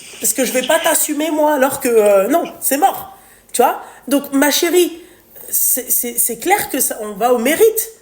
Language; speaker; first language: French; native; French